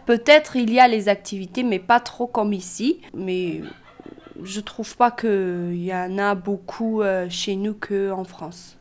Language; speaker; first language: French; non-native, learner; Russian